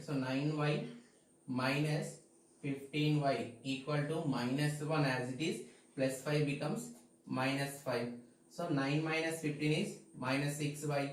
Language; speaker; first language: English; non-native, local second language; Telugu